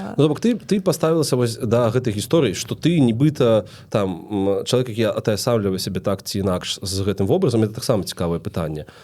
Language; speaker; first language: Belarusian; non-native, local second language; Russian